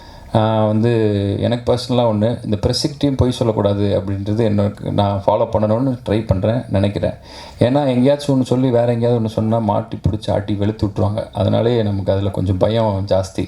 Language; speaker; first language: Tamil; native; Tamil